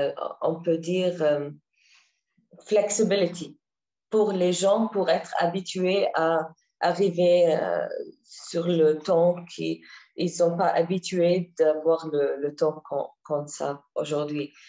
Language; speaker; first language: French; non-native, learner; Arabic